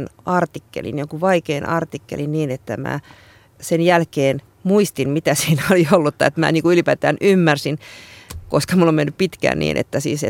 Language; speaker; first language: Finnish; native; Finnish